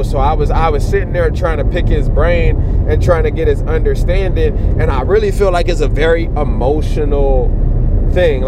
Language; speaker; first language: English; native; English